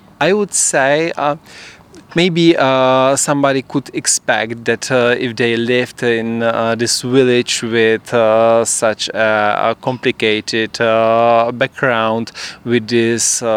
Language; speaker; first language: English; non-native, fluent; Czech